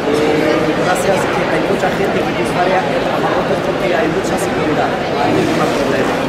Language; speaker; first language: Spanish; non-native, learner; Arabic